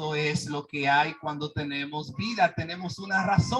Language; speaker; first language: Spanish; native; Spanish